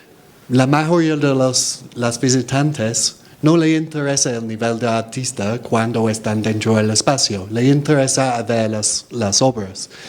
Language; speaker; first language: Spanish; non-native, fluent; English